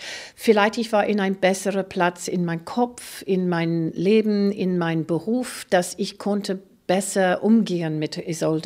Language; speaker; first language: German; non-native, fluent; English